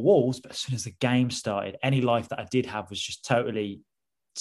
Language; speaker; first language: English; native; English